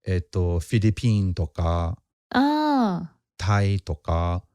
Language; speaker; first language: Japanese; non-native, fluent; English